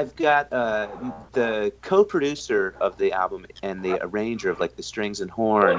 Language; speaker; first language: English; native; English